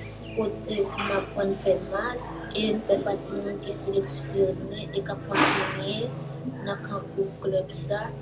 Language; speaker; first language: French; non-native, local second language; Haitian Creole